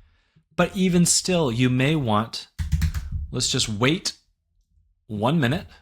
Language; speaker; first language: English; native; English